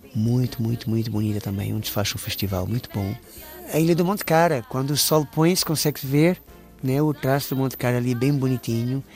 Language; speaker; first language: Portuguese; non-native, local second language; Kabuverdianu